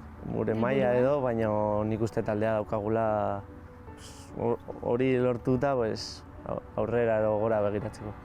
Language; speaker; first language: Basque; non-native, local second language; Spanish